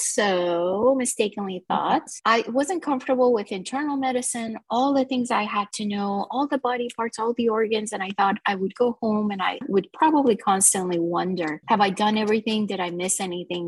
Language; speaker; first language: English; non-native, fluent; Persian